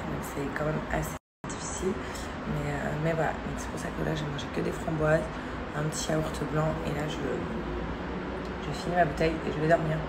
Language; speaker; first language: French; native; French